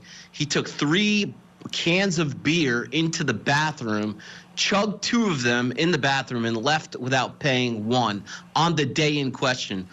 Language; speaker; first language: English; native; English